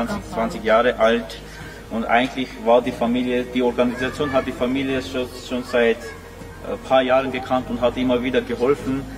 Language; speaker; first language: German; non-native, learner; Armenian